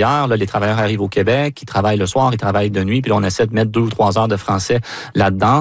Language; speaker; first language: French; native; French